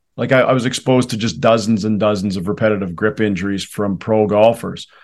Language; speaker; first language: English; native; English